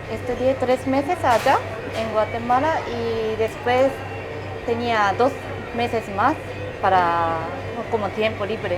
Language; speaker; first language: Spanish; non-native, fluent; Japanese